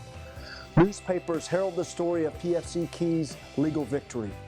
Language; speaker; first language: English; native; English